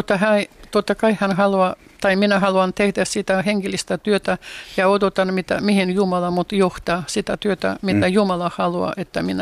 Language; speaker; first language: Finnish; non-native, fluent; Russian